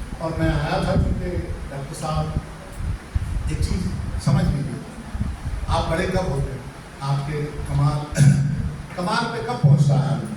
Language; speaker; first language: Urdu; native; Urdu